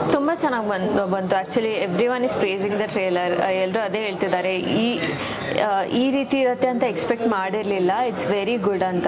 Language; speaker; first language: Kannada; non-native, local second language; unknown